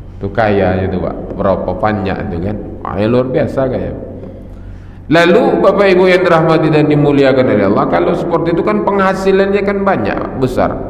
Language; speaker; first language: Malay; native; Malay